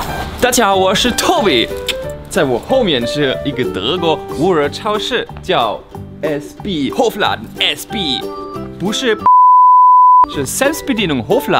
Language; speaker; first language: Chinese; non-native, fluent; German